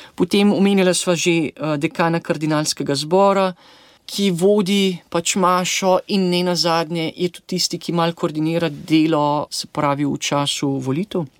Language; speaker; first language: Slovenian; native; Slovenian